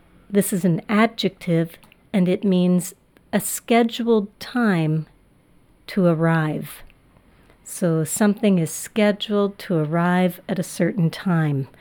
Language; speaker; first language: English; native; English